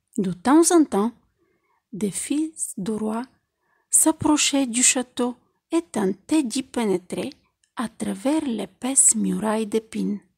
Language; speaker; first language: French; non-native, fluent; Bulgarian